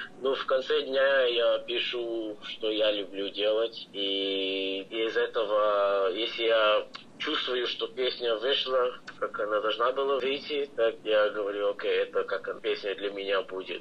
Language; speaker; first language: Russian; early bilingual, heritage; English